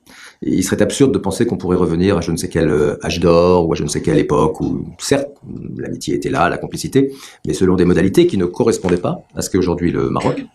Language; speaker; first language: French; native; French